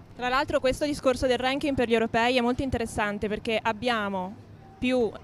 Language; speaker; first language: Italian; native; Italian